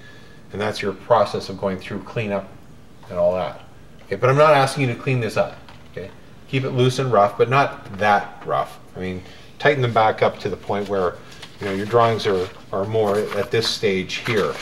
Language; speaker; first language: English; native; English